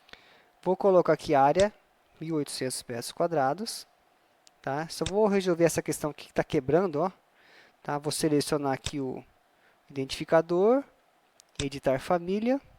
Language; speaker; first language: Portuguese; native; Portuguese